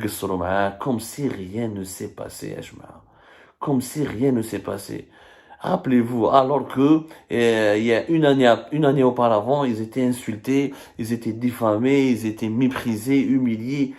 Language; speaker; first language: French; non-native, local second language; Arabic